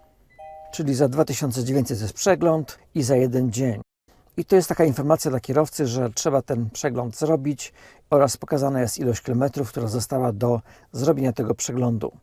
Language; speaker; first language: Polish; native; Polish